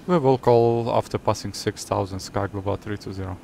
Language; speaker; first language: English; non-native, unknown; Hungarian